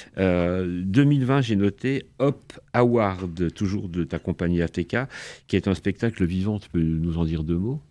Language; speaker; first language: French; native; French